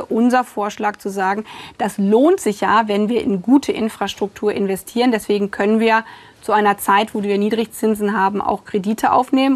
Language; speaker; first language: German; native; German